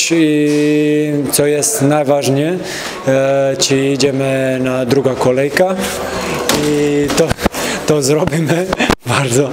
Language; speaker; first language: Polish; non-native, learner; Croatian